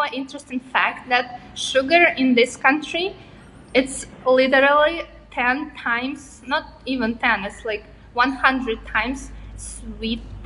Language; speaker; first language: English; non-native, fluent; Russian